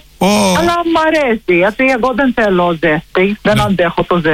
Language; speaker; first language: Greek; non-native, learner; Maltese